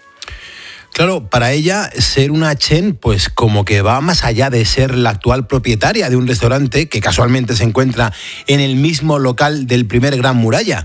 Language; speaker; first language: Spanish; native; Spanish